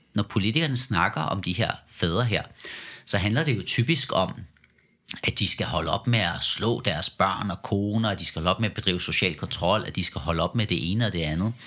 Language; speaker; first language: Danish; early bilingual, other home language; Persian